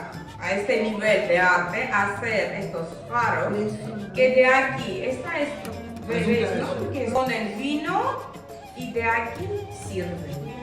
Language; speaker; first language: Spanish; non-native, fluent; Armenian